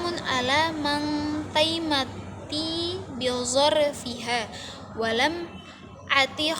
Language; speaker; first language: Arabic; non-native, learner; Indonesian